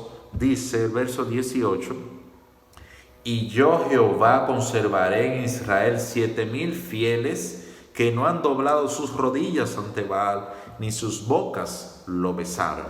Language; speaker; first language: Spanish; native; Spanish